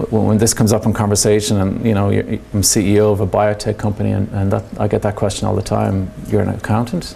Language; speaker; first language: English; native; English